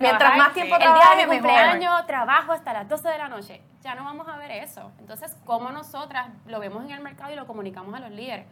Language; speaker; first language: Spanish; native; Spanish